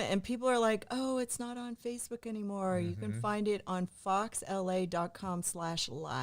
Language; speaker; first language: English; native; English